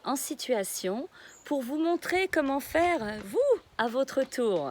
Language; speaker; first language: French; native; French